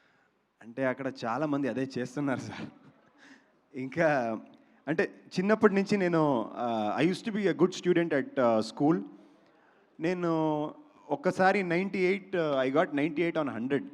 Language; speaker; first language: Telugu; non-native, local second language; Kannada